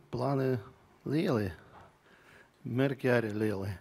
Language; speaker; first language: Latvian; non-native, learner; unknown